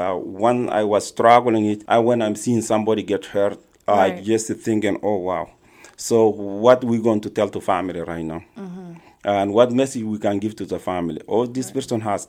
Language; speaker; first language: English; non-native, learner; Arabic